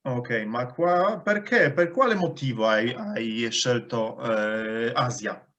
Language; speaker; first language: Italian; non-native, fluent; Polish